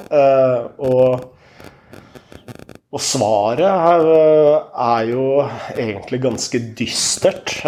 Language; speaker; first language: Norwegian; native; Norwegian